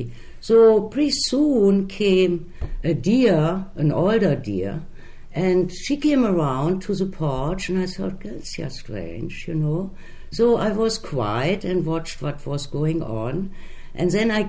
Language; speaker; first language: English; non-native, fluent; German